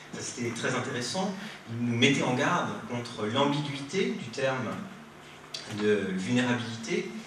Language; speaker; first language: French; native; French